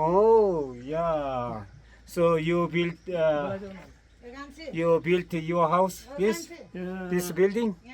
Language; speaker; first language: English; non-native, learner; Korean